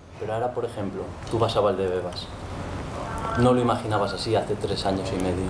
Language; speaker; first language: Spanish; native; Spanish